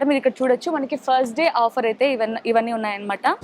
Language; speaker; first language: Telugu; native; Telugu